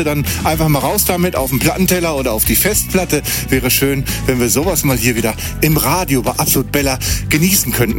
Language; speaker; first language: German; native; German